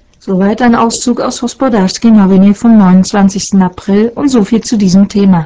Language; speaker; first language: German; native; German